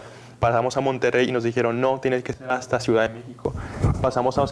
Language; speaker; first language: Spanish; native; Spanish